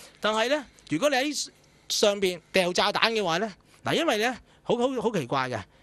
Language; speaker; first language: Cantonese; native; Cantonese